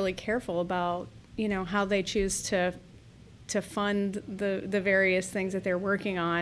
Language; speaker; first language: English; native; English